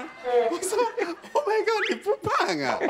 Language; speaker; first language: Chinese; non-native, learner; French